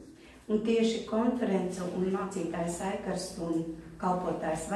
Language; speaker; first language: Latvian; non-native, local second language; Russian